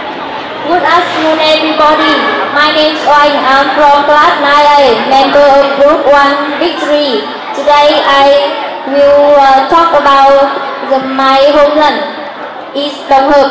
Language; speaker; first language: English; non-native, learner; Vietnamese